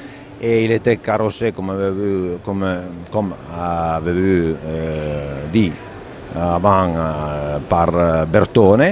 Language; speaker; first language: French; non-native, fluent; Italian